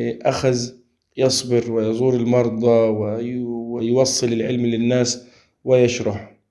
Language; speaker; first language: Arabic; native; Arabic